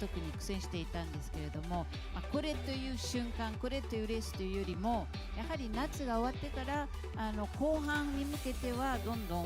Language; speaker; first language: Japanese; native; Japanese